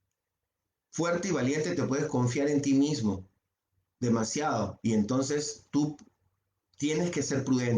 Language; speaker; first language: Spanish; native; Spanish